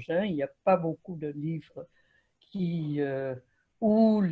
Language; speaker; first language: French; non-native, fluent; Dutch